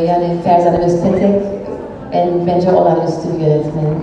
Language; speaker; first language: Turkish; non-native, fluent; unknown